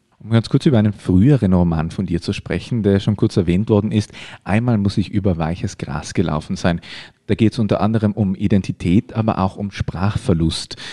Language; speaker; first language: German; native; German